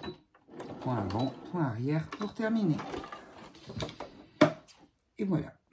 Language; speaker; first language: French; native; French